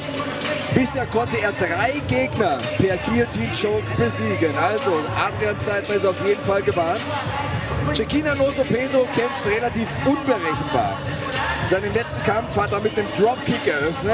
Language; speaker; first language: German; native; German